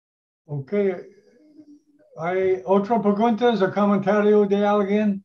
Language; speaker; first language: Spanish; non-native, learner; English